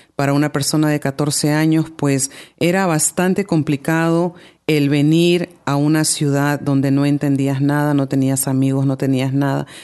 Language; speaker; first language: Spanish; native; Spanish